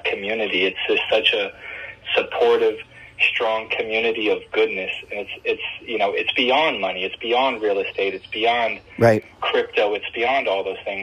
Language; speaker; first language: English; native; English